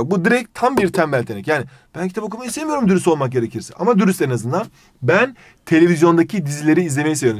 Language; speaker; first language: Turkish; native; Turkish